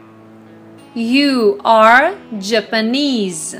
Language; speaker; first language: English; non-native, fluent; Russian